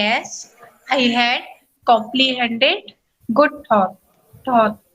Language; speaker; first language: English; non-native, learner; Hindi